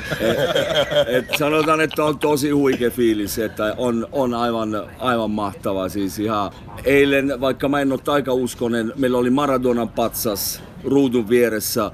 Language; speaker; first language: Finnish; non-native, fluent; Italian